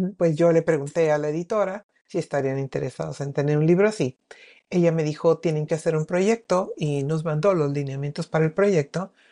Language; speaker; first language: Spanish; native; Spanish